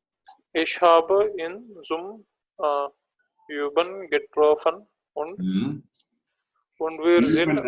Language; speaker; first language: German; non-native, learner; Telugu